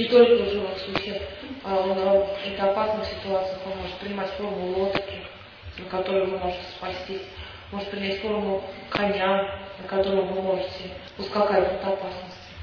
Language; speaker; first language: Russian; native; Russian